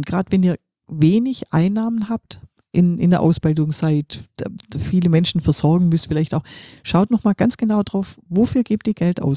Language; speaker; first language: German; native; German